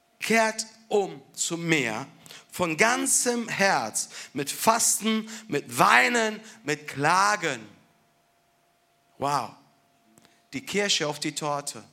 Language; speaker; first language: German; non-native, fluent; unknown